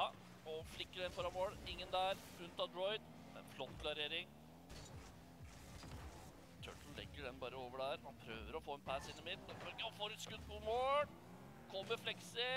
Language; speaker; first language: Norwegian; native; Norwegian